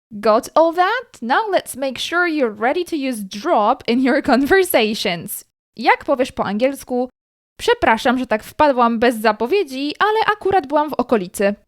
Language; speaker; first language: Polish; native; Polish